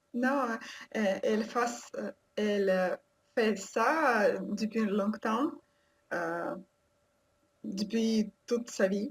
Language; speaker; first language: French; non-native, learner; Russian